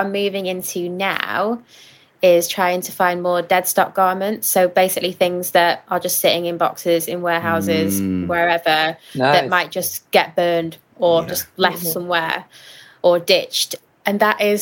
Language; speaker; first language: English; native; English